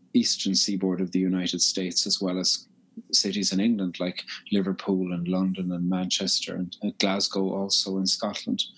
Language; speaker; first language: English; native; English